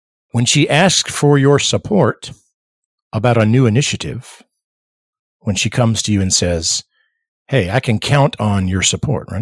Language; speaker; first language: English; early bilingual, other home language; Spanish